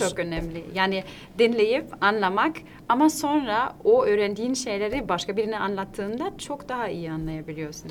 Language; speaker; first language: Turkish; non-native, fluent; German